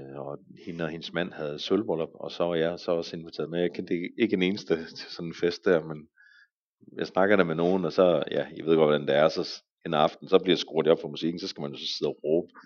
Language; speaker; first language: Danish; native; Danish